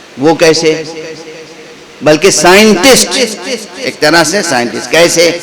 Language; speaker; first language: Urdu; native; Urdu